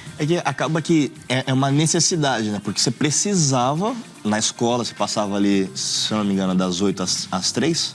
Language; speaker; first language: Portuguese; native; Portuguese